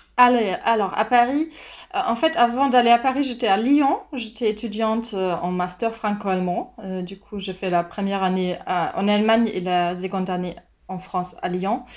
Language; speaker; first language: French; non-native, fluent; German